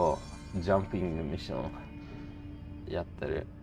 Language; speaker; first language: Japanese; non-native, learner; English